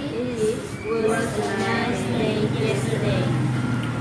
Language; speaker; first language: English; non-native, learner; Vietnamese